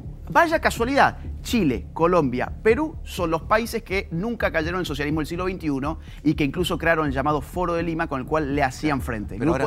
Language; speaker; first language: Spanish; native; Spanish